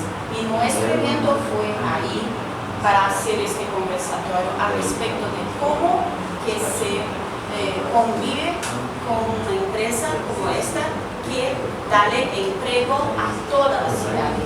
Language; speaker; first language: Spanish; non-native, fluent; Portuguese